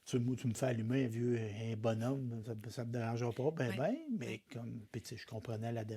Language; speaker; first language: French; native; French